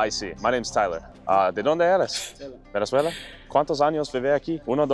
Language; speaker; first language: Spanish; non-native, learner; English